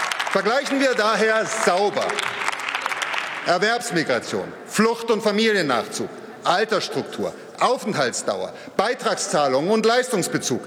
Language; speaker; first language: German; native; German